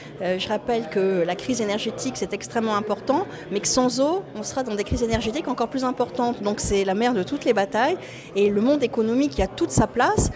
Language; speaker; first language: French; native; French